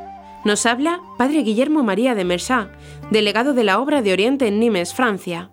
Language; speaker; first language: Spanish; native; Spanish